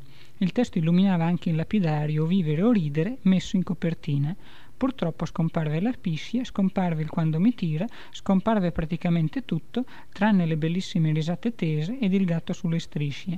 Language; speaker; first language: Italian; native; Italian